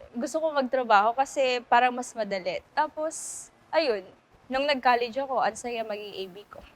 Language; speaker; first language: Filipino; non-native, local second language; Waray